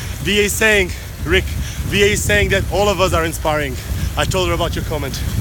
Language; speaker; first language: English; non-native, fluent; Portuguese